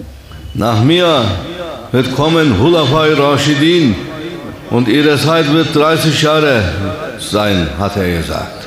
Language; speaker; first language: German; non-native, fluent; Turkish